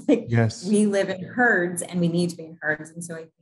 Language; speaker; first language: English; native; English